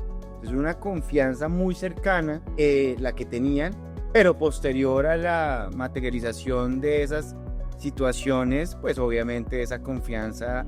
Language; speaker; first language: Spanish; native; Spanish